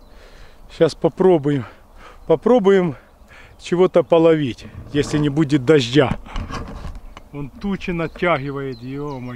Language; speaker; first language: Russian; native; Russian